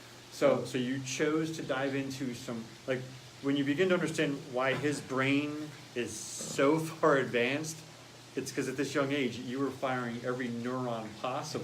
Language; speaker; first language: English; native; English